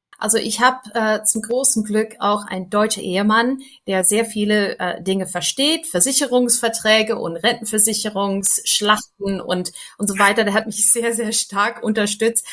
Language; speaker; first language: German; non-native, fluent; English